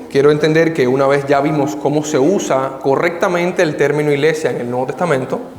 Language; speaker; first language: Spanish; native; Spanish